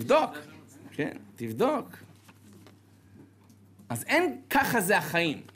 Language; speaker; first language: Hebrew; native; Hebrew